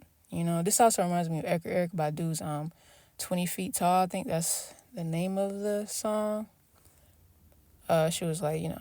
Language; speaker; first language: English; native; English